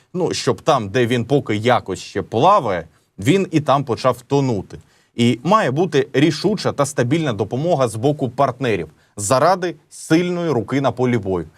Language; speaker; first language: Ukrainian; native; Ukrainian